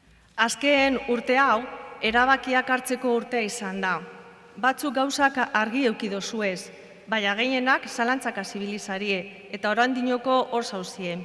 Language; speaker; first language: Basque; native; Basque